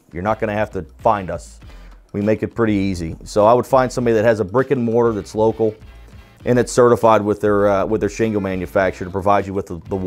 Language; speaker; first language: English; native; English